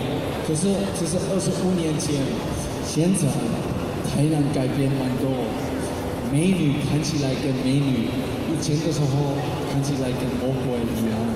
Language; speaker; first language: Chinese; non-native, fluent; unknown